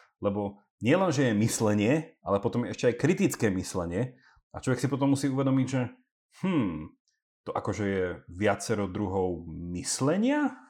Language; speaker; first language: Slovak; early bilingual, heritage; English